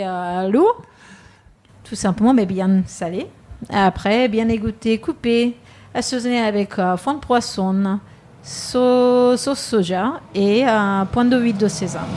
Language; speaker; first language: French; non-native, fluent; Japanese